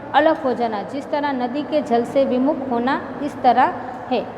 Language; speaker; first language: Hindi; non-native, local second language; Gujarati